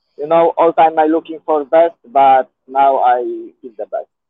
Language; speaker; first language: English; non-native, learner; Polish